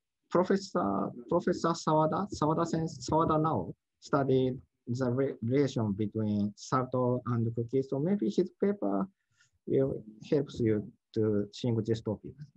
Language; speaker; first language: English; non-native, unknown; Japanese